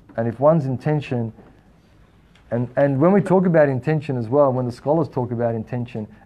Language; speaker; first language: English; native; English